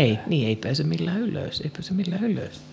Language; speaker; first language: Finnish; native; Finnish